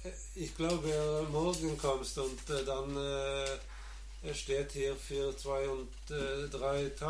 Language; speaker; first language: German; non-native, learner; Norwegian